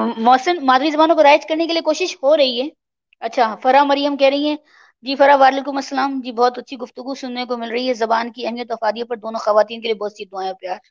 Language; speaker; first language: Urdu; native; Urdu